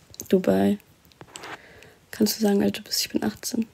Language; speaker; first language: German; early bilingual, other home language; Arabic